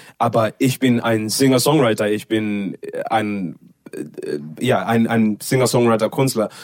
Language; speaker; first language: German; non-native, learner; English